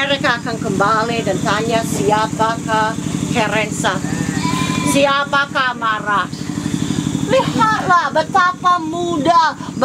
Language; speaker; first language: Indonesian; non-native, fluent; English